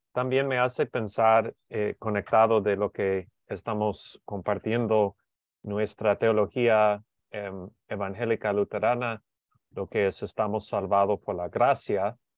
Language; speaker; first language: Spanish; non-native, learner; English